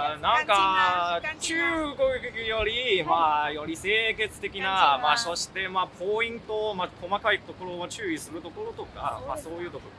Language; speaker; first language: Japanese; non-native, learner; Chinese